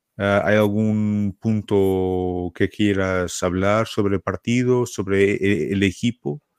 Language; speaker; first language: Spanish; non-native, fluent; Portuguese